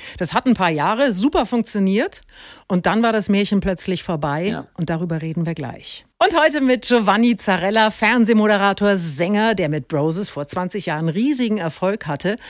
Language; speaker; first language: German; native; German